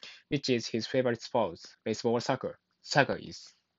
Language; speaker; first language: English; non-native, learner; Japanese